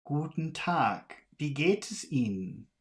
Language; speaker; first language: German; non-native, learner; English